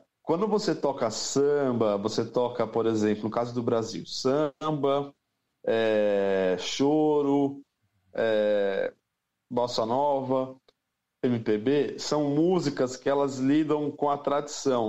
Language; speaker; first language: Portuguese; native; Portuguese